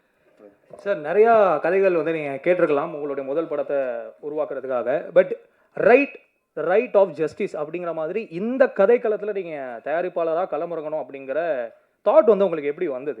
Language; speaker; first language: Tamil; native; Tamil